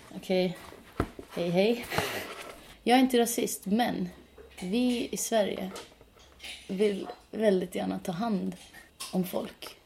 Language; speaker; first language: Swedish; native; Swedish